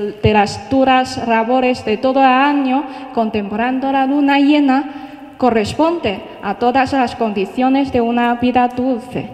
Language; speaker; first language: Spanish; non-native, fluent; Chinese